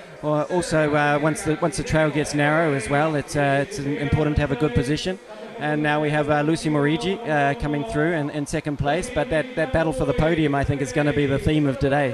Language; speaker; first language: English; native; English